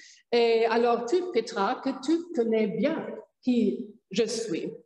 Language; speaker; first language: French; non-native, fluent; German